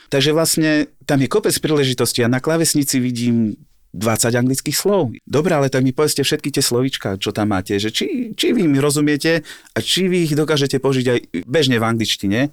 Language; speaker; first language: Slovak; native; Slovak